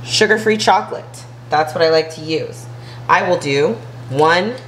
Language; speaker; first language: English; native; English